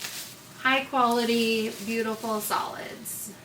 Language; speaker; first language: English; native; English